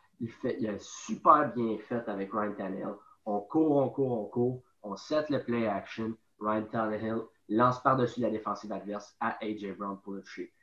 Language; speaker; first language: French; native; French